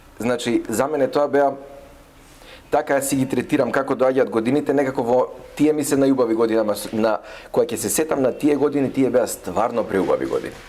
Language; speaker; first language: Macedonian; native; Macedonian